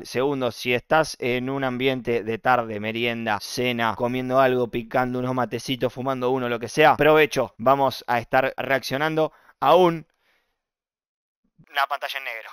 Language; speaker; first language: Spanish; native; Spanish